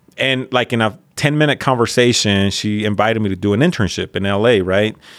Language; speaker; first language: English; early bilingual, other home language; Spanish